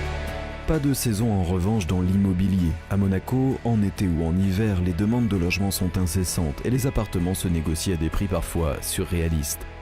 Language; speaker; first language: French; native; French